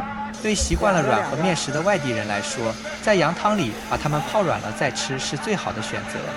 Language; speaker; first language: Chinese; native; Chinese